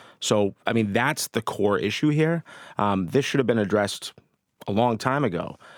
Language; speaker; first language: English; native; English